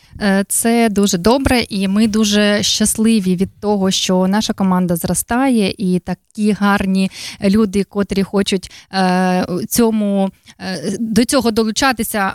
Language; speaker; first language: Ukrainian; native; Ukrainian